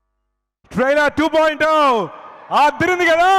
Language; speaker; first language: Telugu; native; Telugu